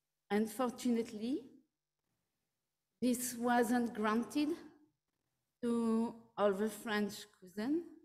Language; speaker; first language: English; non-native, fluent; French